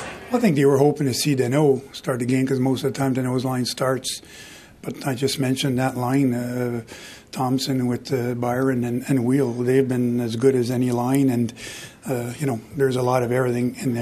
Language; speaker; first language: English; non-native, fluent; French